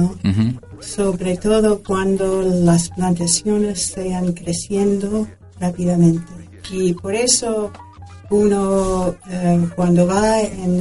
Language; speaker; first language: Spanish; non-native, fluent; English